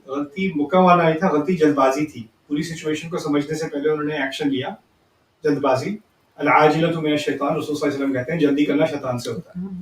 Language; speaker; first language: Urdu; early bilingual, heritage; Urdu